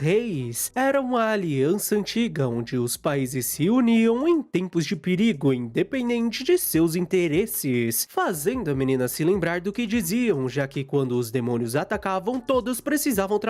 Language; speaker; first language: Portuguese; native; Portuguese